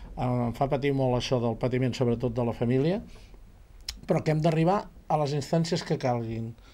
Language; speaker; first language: Catalan; native; Catalan